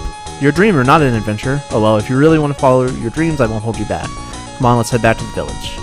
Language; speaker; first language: English; native; English